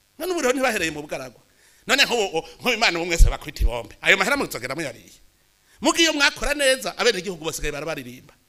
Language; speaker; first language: Rundi; native; Rundi